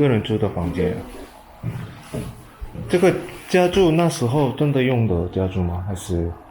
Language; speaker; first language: Chinese; non-native, fluent; Korean